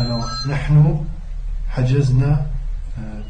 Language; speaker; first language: Arabic; non-native, learner; French